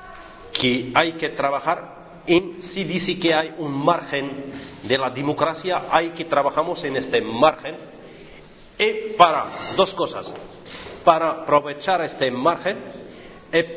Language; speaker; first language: Spanish; non-native, fluent; Arabic